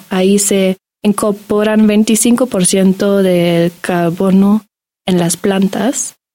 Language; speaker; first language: Spanish; non-native, fluent; German